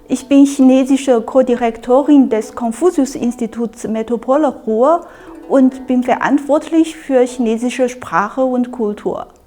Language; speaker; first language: German; non-native, fluent; Chinese